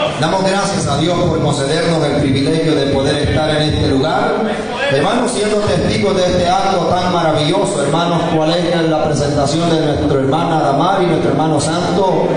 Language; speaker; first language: Spanish; native; Spanish